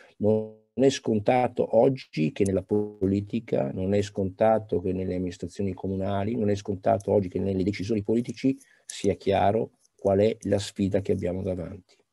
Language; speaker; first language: Italian; native; Italian